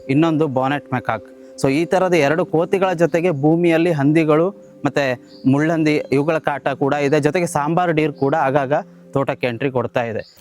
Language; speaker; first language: Kannada; native; Kannada